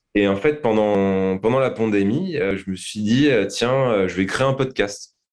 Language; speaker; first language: French; native; French